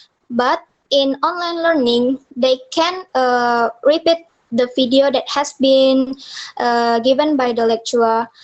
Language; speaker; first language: English; non-native, learner; Indonesian